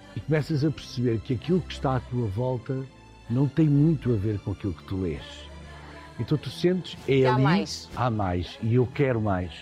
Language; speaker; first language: Portuguese; native; Portuguese